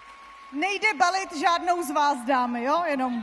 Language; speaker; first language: Czech; native; Czech